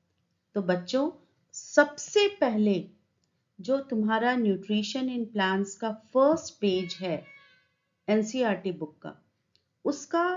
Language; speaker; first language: Hindi; native; Hindi